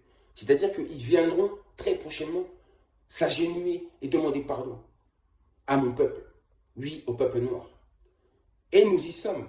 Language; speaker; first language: French; non-native, local second language; Kongo